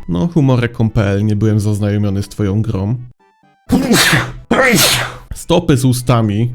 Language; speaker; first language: Polish; native; Polish